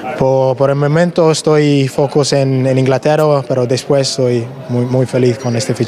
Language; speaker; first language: Spanish; non-native, learner; English